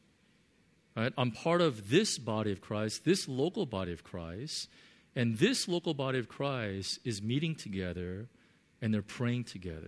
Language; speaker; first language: English; native; English